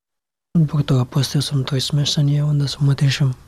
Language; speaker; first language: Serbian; non-native, learner; Pashto